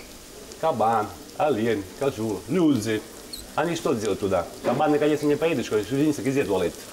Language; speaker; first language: Russian; non-native, learner; Italian